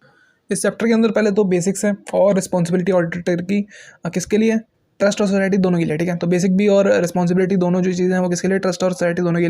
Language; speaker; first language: Hindi; native; Hindi